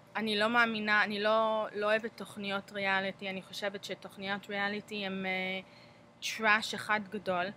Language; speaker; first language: Hebrew; early bilingual, heritage; Hebrew